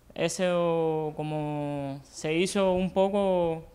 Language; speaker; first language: Spanish; native; Spanish